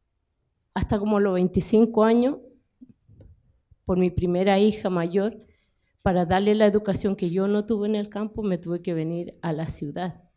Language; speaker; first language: Spanish; non-native, local second language; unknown